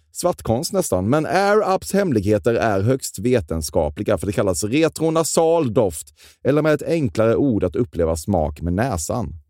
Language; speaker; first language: Swedish; native; Swedish